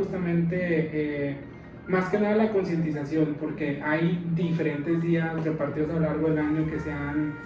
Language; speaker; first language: Spanish; native; Spanish